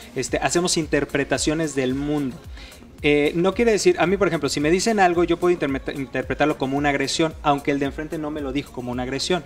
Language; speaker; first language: Spanish; native; Spanish